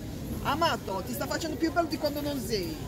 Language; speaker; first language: Italian; native; Italian